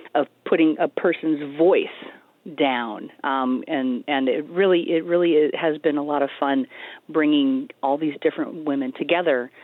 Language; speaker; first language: English; native; English